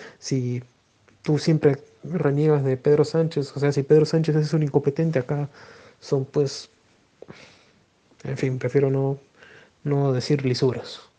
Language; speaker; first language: Spanish; native; Spanish